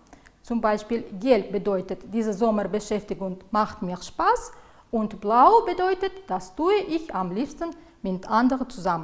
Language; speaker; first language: German; non-native, fluent; Uzbek